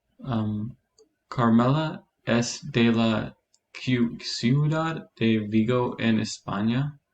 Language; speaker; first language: Spanish; non-native, learner; English